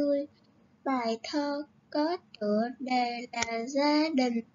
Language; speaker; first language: Vietnamese; native; Vietnamese